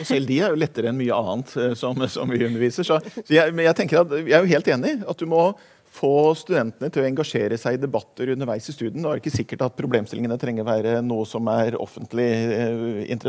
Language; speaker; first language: Norwegian; native; Norwegian